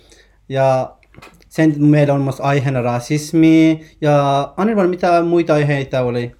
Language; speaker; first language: Finnish; non-native, learner; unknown